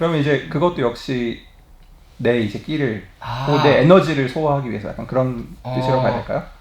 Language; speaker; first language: Korean; native; Korean